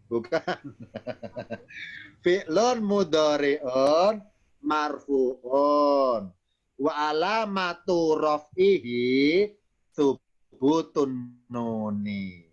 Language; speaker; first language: Arabic; non-native, fluent; Indonesian